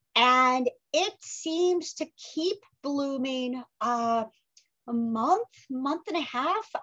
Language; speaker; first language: English; native; English